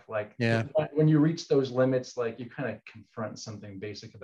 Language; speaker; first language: English; native; English